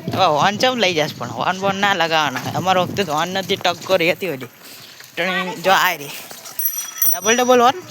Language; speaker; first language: Gujarati; native; Gujarati